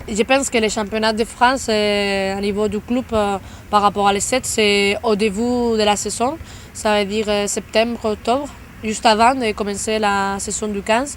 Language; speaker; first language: French; non-native, fluent; Spanish